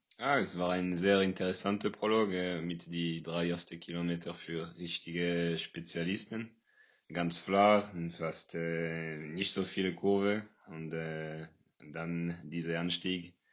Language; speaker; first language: German; non-native, local second language; French